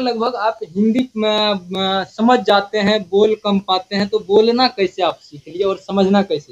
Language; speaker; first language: Hindi; native; Hindi